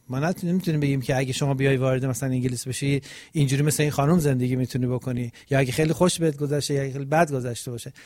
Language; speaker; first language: Persian; native; Persian